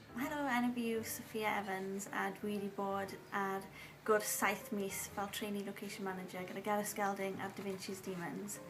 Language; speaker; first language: Welsh; native; Welsh